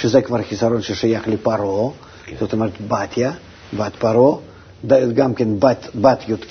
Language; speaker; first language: Hebrew; non-native, fluent; Russian